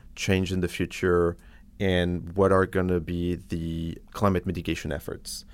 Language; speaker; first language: English; non-native, fluent; French